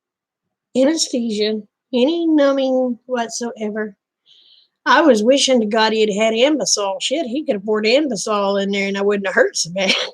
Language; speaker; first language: English; native; English